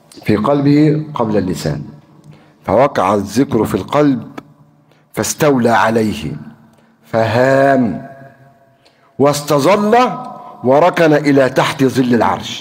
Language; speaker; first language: Arabic; native; Arabic